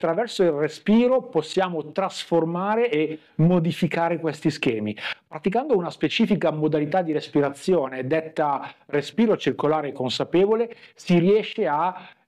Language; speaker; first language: Italian; native; Italian